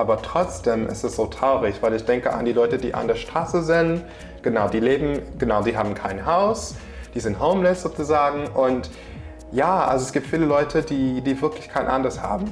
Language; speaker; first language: German; non-native, fluent; English